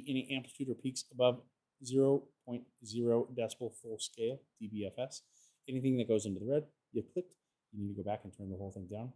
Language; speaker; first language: English; native; English